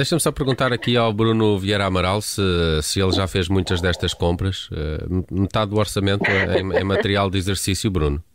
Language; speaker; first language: Portuguese; native; Portuguese